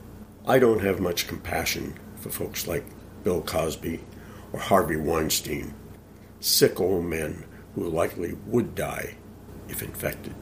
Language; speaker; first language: English; native; English